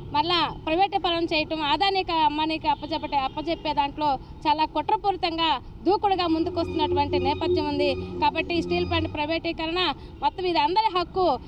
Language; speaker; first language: Telugu; native; Telugu